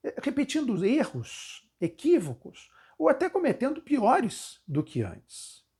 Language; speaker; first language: Portuguese; native; Portuguese